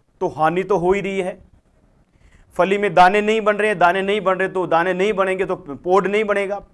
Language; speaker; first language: Hindi; native; Hindi